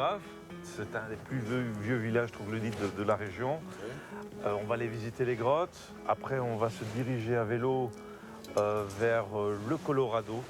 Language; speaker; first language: French; native; French